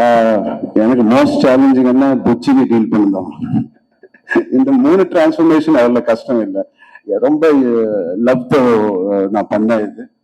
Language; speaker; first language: Tamil; non-native, local second language; Telugu